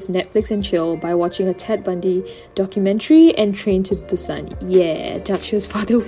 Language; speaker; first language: English; native; English